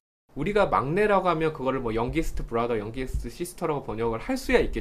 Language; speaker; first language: Korean; native; Korean